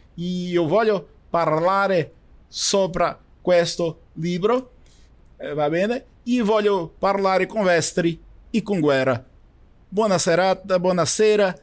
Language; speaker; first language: Italian; non-native, learner; Portuguese